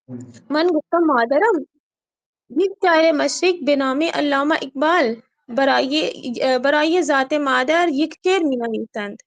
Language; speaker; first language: Persian; non-native, learner; Urdu